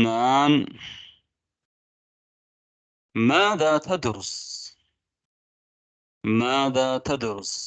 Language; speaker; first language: Arabic; non-native, fluent; Tamil